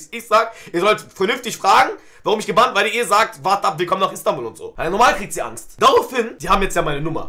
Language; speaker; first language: German; early bilingual, other home language; Turkish